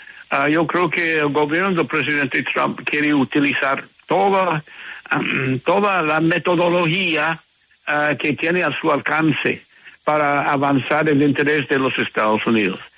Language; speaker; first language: Spanish; non-native, fluent; English